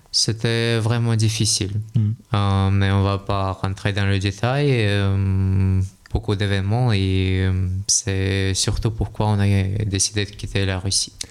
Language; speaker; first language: French; non-native, fluent; Russian